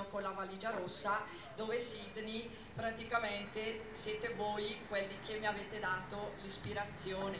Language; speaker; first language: Italian; native; Italian